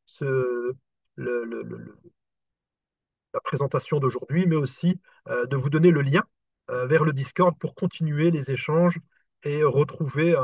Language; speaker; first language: French; native; French